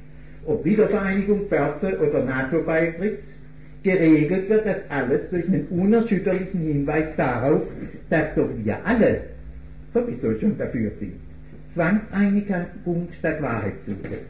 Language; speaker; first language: German; native; German